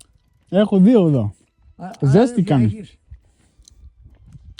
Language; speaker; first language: Greek; early bilingual, heritage; English